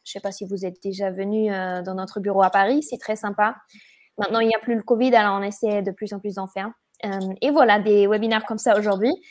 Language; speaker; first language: French; non-native, fluent; German